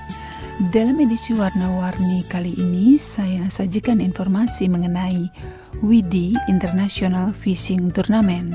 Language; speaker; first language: Indonesian; native; Indonesian